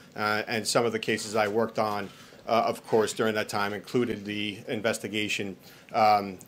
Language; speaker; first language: English; native; English